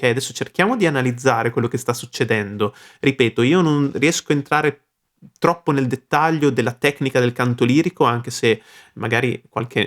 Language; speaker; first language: Italian; native; Italian